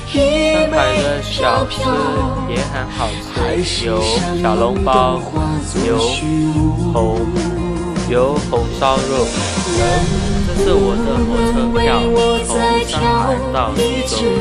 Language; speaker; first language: Chinese; non-native, learner; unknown